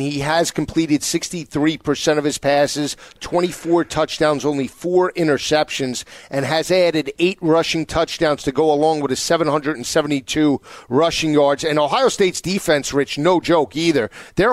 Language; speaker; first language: English; native; English